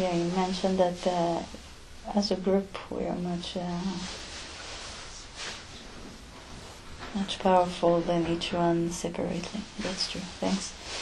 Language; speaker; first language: English; non-native, fluent; Hebrew